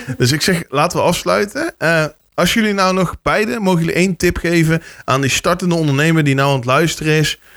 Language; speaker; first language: Dutch; native; Dutch